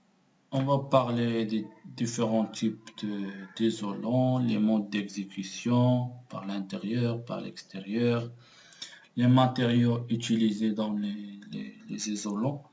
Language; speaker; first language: French; non-native, local second language; Arabic